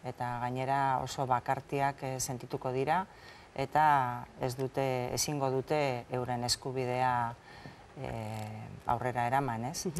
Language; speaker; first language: Basque; non-native, local second language; Spanish